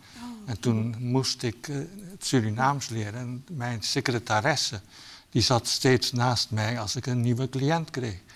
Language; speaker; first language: Dutch; native; Dutch